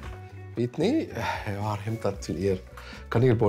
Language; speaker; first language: Swedish; non-native, fluent; Arabic